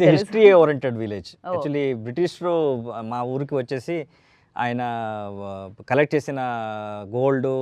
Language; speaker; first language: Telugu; non-native, learner; Kannada